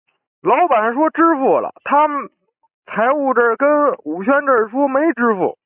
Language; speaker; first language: Chinese; native; Chinese